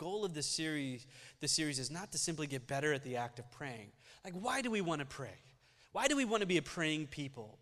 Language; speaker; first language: English; native; English